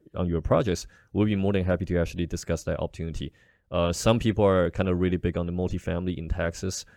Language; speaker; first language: English; non-native, fluent; Chinese